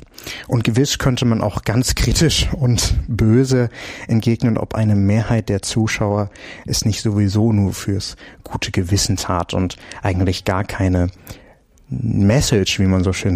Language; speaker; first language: German; native; German